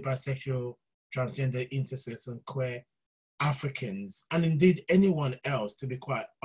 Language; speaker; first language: English; non-native, local second language; Yoruba